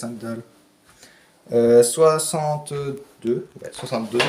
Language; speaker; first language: French; native; French